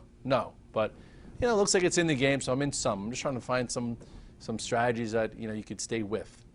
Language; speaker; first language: English; native; English